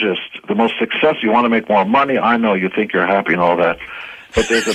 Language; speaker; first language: English; non-native, fluent; Hebrew